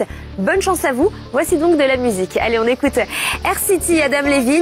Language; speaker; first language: French; native; French